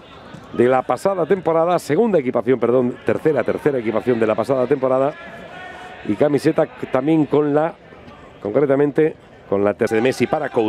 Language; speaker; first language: Spanish; native; Spanish